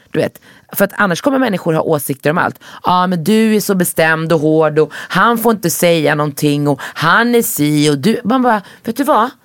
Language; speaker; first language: Swedish; early bilingual, other home language; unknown